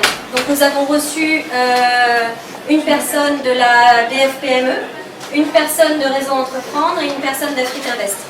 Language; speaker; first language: French; native; French